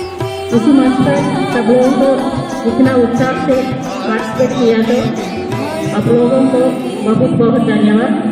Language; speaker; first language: Hindi; non-native, local second language; Telugu